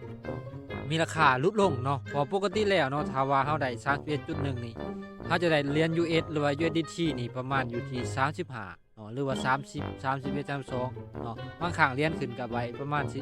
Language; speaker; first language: Thai; non-native, local second language; Northeastern Thai